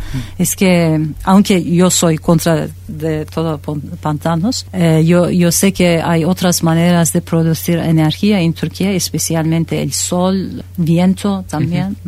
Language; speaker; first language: Spanish; non-native, fluent; Turkish